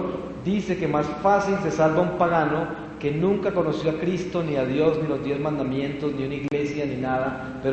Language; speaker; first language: Spanish; native; Spanish